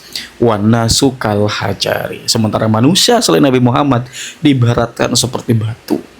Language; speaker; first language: Indonesian; native; Indonesian